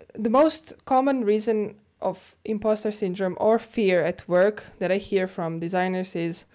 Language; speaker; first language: English; non-native, fluent; Croatian